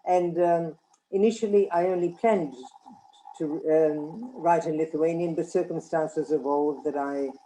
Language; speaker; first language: English; non-native, fluent; Lithuanian